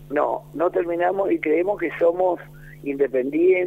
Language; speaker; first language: Spanish; native; Spanish